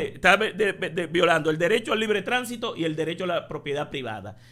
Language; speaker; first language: Spanish; native; Spanish